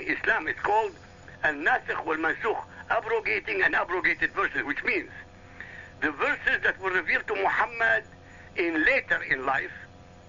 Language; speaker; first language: English; non-native, fluent; Arabic